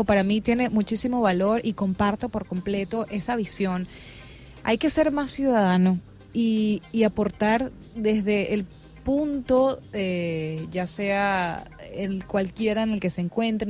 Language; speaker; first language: Spanish; native; Spanish